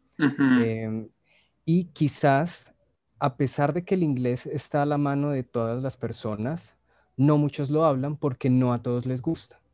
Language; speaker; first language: Spanish; native; Spanish